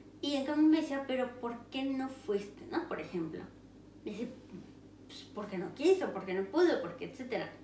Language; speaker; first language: Spanish; native; Spanish